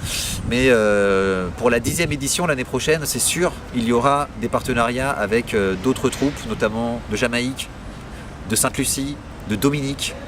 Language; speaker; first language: French; native; French